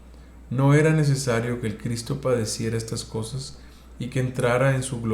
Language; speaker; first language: Spanish; native; Spanish